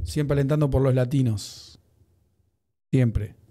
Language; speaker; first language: Spanish; native; Spanish